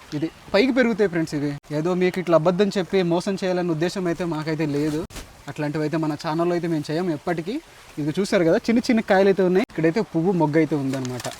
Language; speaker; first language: Telugu; non-native, local second language; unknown